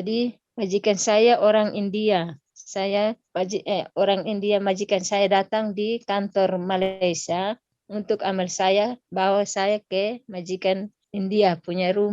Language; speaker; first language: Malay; non-native, local second language; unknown